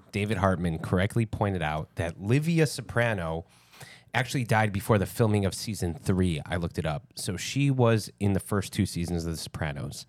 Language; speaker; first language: English; native; English